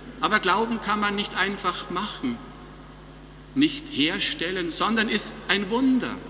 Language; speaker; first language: German; native; German